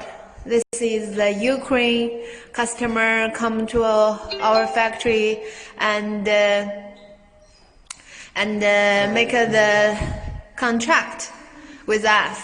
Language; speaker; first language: English; non-native, learner; Chinese